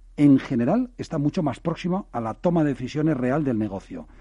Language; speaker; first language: Spanish; native; Spanish